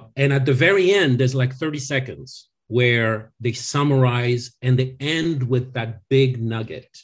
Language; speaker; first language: English; non-native, fluent; French